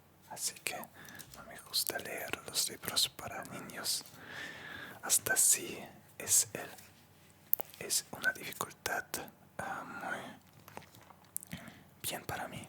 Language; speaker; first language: Spanish; non-native, learner; Russian